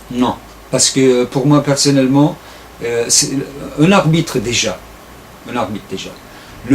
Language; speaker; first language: French; non-native, fluent; Turkish